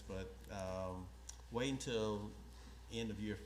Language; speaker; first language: English; native; English